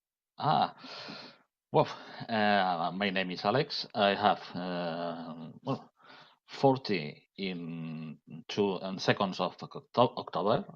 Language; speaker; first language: English; non-native, learner; Catalan